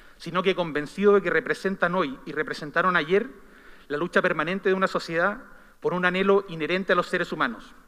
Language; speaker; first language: Spanish; native; Spanish